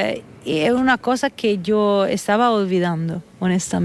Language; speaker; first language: Spanish; non-native, fluent; Italian